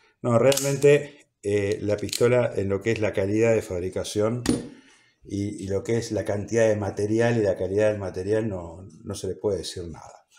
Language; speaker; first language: Spanish; native; Spanish